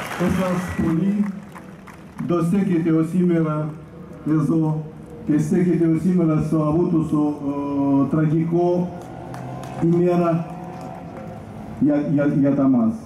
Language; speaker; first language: Greek; early bilingual, heritage; Russian